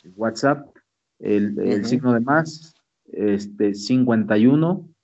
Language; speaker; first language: Spanish; native; Spanish